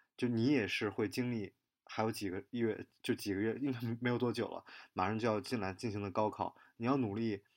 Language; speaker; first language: Chinese; native; Chinese